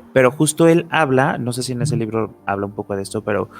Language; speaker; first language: Spanish; native; Spanish